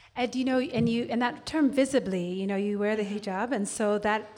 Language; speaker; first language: English; non-native, local second language; Swahili